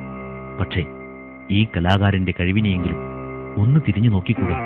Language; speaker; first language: Malayalam; native; Malayalam